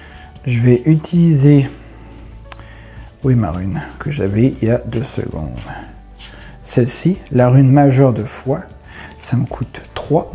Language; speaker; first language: French; native; French